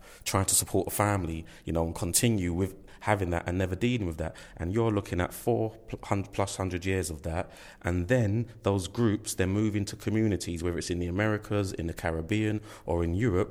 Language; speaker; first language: English; native; English